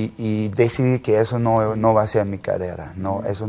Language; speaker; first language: Spanish; non-native, fluent; German